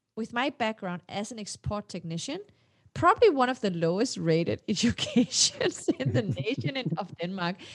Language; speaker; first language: English; non-native, fluent; Danish